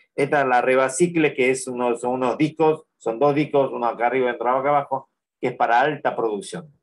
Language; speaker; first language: Spanish; native; Spanish